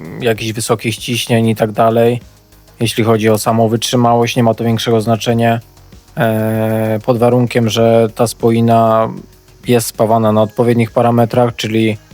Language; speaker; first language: Polish; native; Polish